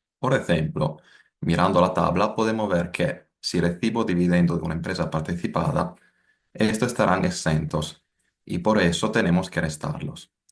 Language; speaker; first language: Spanish; non-native, fluent; Italian